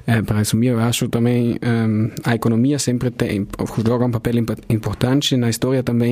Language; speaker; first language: Portuguese; non-native, fluent; German